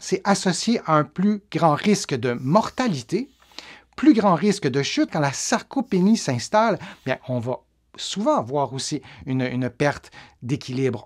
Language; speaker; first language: French; native; French